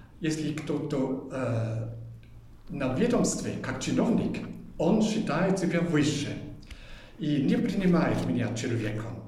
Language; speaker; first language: Russian; non-native, fluent; German